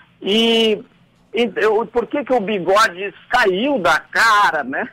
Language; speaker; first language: Portuguese; native; Portuguese